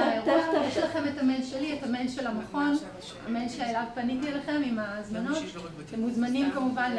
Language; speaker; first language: Hebrew; native; Hebrew